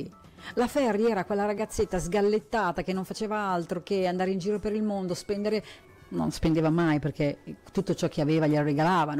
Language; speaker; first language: Italian; native; Italian